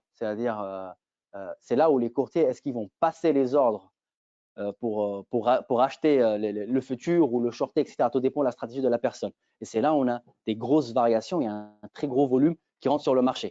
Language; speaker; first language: French; native; French